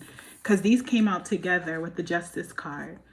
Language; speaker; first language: English; native; English